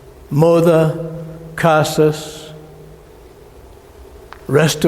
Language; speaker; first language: Spanish; non-native, learner; English